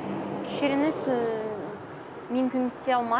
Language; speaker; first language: Kazakh; non-native, local second language; Russian